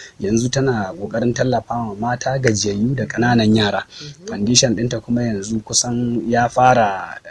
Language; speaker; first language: Hausa; native; Hausa